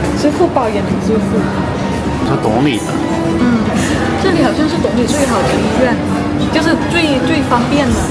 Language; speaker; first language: Chinese; non-native, learner; Thai